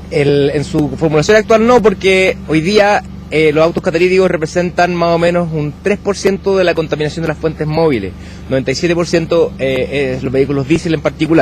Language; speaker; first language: Spanish; native; Spanish